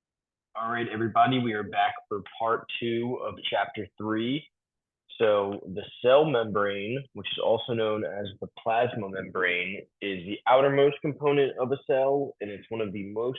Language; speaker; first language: English; native; English